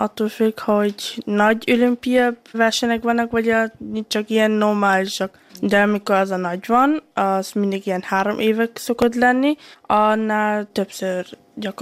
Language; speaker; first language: Hungarian; early bilingual, heritage; Hungarian